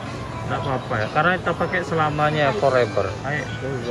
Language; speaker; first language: Indonesian; native; Indonesian